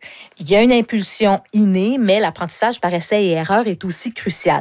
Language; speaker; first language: French; native; French